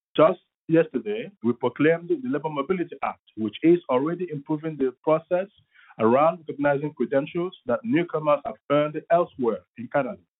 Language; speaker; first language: English; non-native, local second language; Igbo